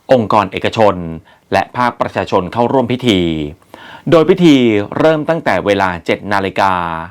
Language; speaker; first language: Thai; native; Thai